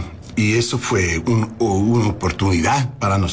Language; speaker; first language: Spanish; non-native, learner; English